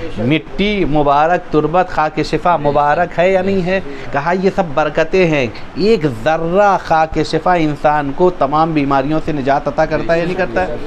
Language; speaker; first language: Urdu; native; Urdu